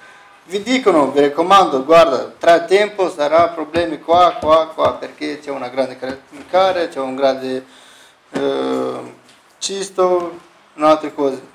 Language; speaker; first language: Italian; non-native, fluent; Romanian